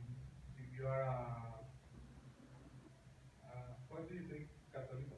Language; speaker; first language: English; non-native, learner; Spanish